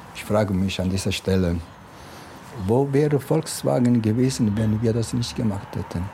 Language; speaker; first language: German; non-native, fluent; Italian